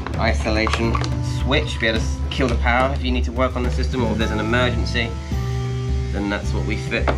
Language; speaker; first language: English; native; English